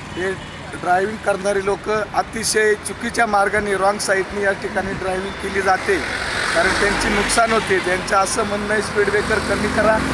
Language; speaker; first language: Marathi; native; Marathi